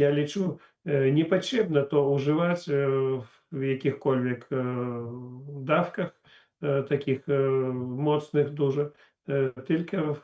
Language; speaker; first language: Polish; non-native, learner; Russian